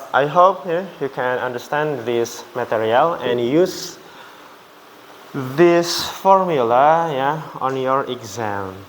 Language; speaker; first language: English; non-native, fluent; Indonesian